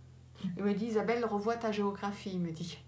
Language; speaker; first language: French; native; French